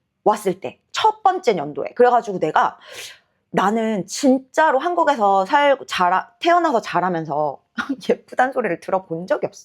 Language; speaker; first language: Korean; native; Korean